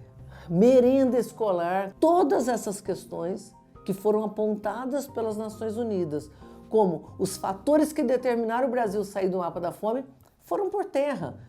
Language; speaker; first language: Portuguese; native; Portuguese